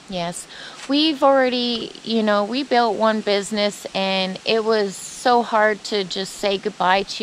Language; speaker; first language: English; native; English